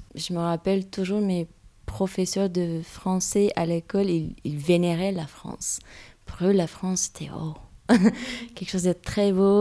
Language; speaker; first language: French; non-native, fluent; Romanian